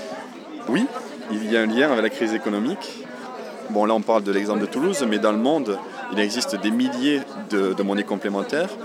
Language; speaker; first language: French; native; French